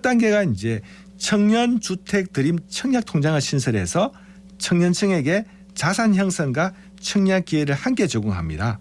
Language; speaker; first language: Korean; native; Korean